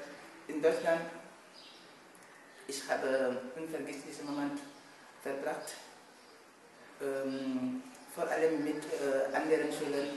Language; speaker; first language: German; non-native, learner; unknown